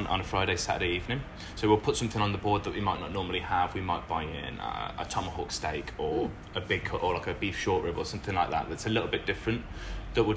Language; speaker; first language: English; native; English